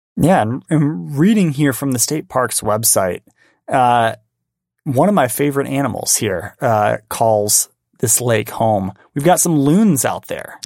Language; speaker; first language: English; native; English